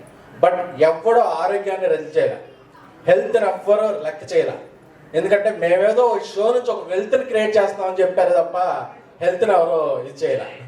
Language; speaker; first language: Telugu; native; Telugu